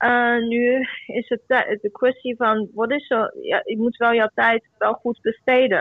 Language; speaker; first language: Dutch; non-native, fluent; Chinese